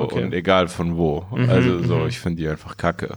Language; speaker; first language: German; early bilingual, other home language; Persian